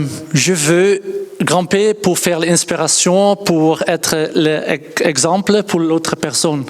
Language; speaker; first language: French; non-native, learner; Dutch